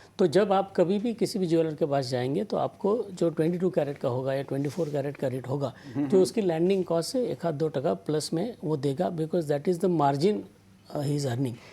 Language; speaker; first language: Hindi; non-native, local second language; Gujarati